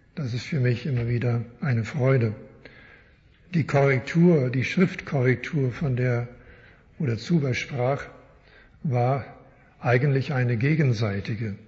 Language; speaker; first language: German; early bilingual, heritage; German